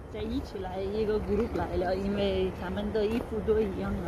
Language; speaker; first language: Chinese; non-native, learner; Persian